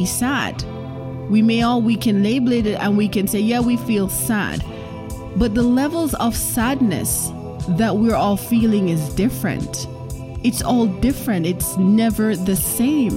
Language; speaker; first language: English; non-native, local second language; Jamaican Creole English